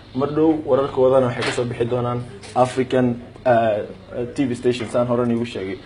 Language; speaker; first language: Somali; early bilingual, heritage; Somali